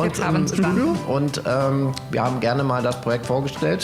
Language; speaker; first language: German; native; German